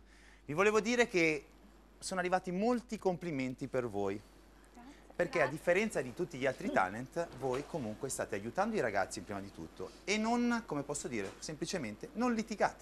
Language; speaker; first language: Italian; native; Italian